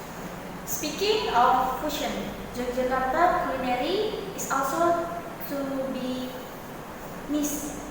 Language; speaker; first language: English; non-native, learner; Indonesian